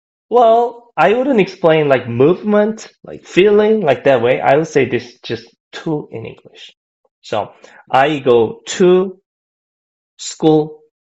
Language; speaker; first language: English; non-native, fluent; Korean